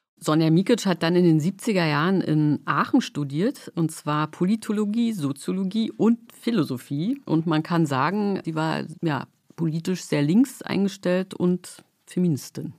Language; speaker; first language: German; native; German